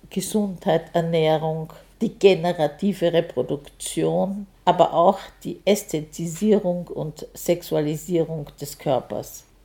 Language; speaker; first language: German; native; German